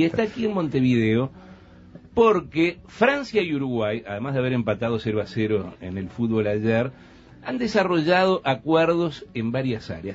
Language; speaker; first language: Spanish; native; Spanish